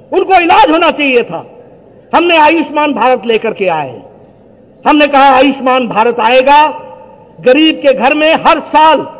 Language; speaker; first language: Hindi; native; Hindi